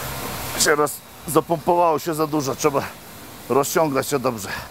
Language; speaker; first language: Polish; non-native, fluent; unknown